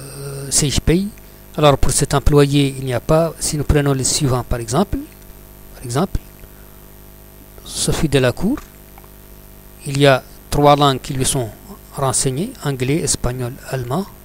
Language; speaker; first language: French; non-native, local second language; Arabic